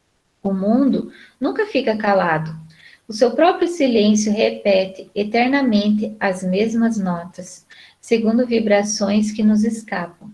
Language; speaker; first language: Portuguese; native; Portuguese